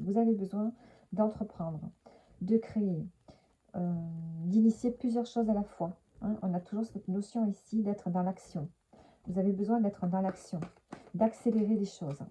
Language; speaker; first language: French; native; French